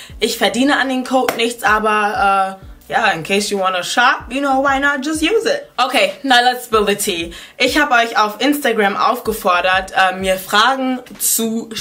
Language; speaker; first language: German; early bilingual, other home language; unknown